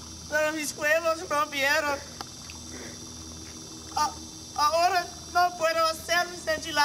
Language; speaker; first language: Spanish; non-native, learner; English